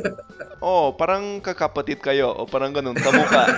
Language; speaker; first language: Filipino; non-native, fluent; English